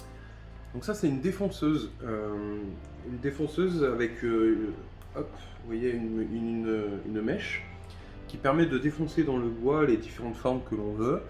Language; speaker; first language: French; native; French